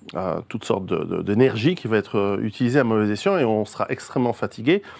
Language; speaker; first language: French; native; French